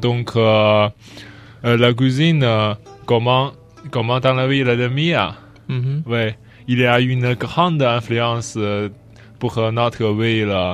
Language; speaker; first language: French; non-native, learner; Chinese